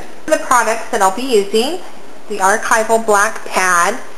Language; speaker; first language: English; native; English